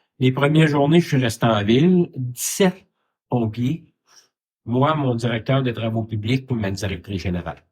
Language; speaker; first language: French; native; French